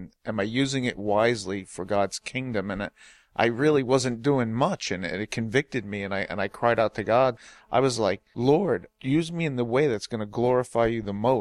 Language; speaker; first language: English; native; English